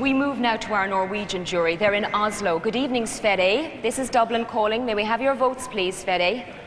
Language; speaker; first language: English; native; English